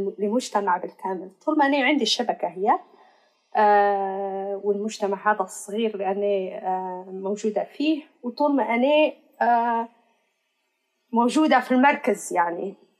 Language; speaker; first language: Arabic; native; Arabic